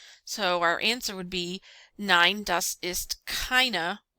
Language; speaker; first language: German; non-native, fluent; English